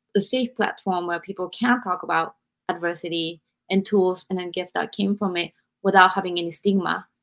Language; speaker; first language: English; non-native, fluent; Japanese